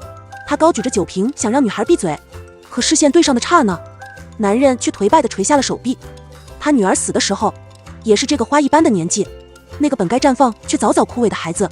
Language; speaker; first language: Chinese; native; Chinese